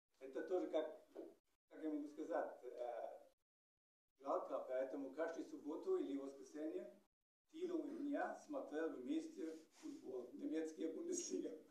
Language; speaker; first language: Russian; non-native, learner; German